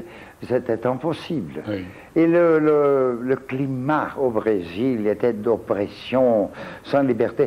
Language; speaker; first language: French; non-native, fluent; Portuguese